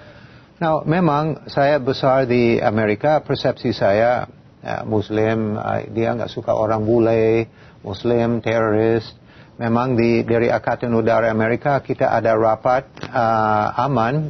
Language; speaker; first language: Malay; non-native, fluent; English